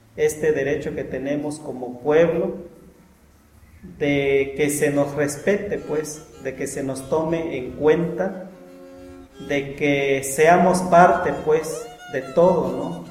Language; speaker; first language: Spanish; non-native, local second language; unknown